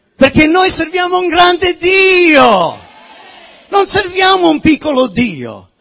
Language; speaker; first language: Italian; early bilingual, heritage; Italian